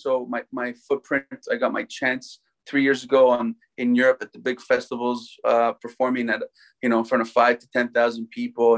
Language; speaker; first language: English; native; English